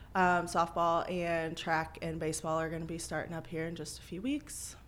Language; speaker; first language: English; native; English